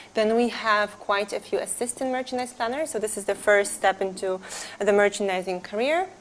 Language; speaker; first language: English; non-native, fluent; Polish